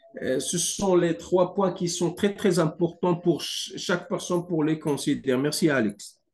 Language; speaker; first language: French; non-native, fluent; English